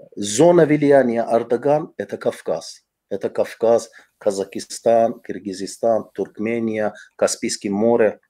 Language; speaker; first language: Russian; non-native, fluent; Azerbaijani